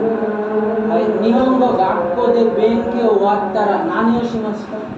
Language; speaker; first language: Japanese; non-native, learner; Bangla